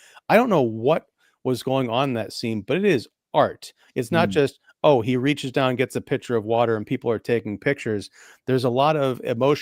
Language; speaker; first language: English; native; English